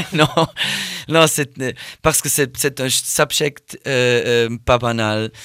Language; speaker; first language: French; non-native, learner; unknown